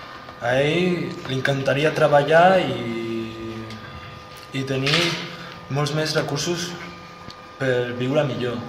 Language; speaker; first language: Catalan; early bilingual, other home language; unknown